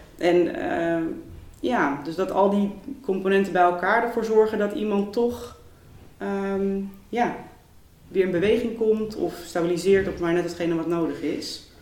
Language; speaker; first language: Dutch; native; Dutch